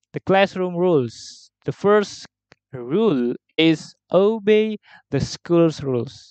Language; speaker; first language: English; non-native, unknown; Indonesian